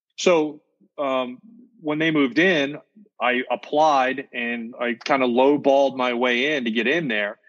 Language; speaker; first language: English; native; English